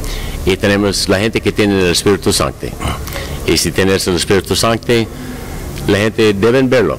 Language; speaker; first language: Spanish; non-native, learner; English